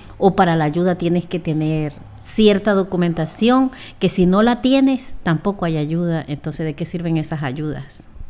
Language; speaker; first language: Spanish; native; Spanish